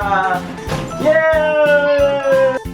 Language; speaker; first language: Korean; early bilingual, heritage; Korean